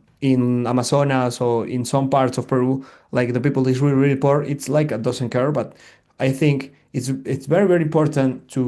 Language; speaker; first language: English; non-native, learner; Spanish